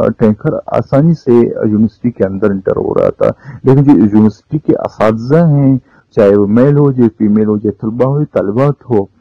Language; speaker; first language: Urdu; non-native, local second language; Baluchi